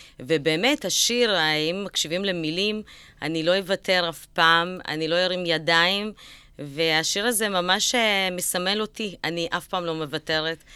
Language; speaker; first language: Hebrew; early bilingual, other home language; Russian